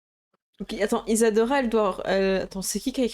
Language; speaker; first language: French; native; French